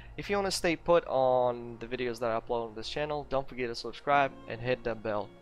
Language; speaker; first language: English; non-native, fluent; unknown